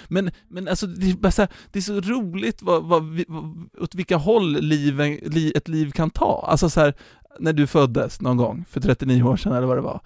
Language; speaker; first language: Swedish; native; Swedish